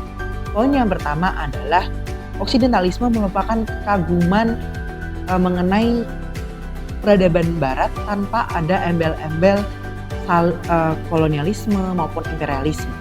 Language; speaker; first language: Indonesian; native; Indonesian